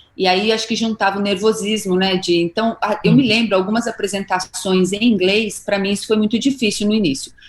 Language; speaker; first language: Portuguese; native; Portuguese